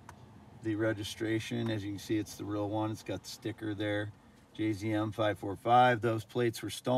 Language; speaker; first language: English; native; English